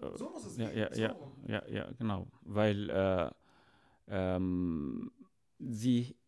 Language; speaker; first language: German; non-native, learner; Arabic